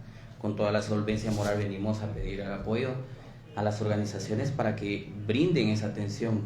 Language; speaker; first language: Spanish; native; Spanish